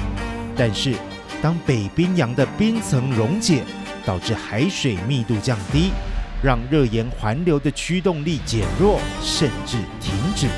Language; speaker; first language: Chinese; native; Chinese